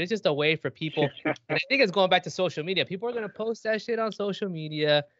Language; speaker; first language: English; early bilingual, other home language; Spanish